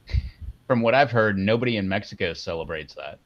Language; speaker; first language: English; native; English